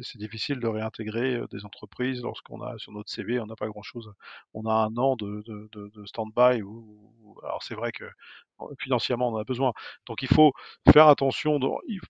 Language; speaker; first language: French; native; French